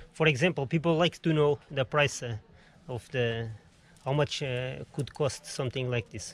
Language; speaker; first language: English; non-native, learner; Portuguese